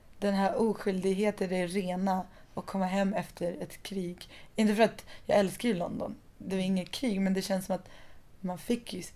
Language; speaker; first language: Swedish; early bilingual, other home language; Persian